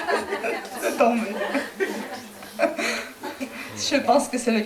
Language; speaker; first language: French; non-native, fluent; Spanish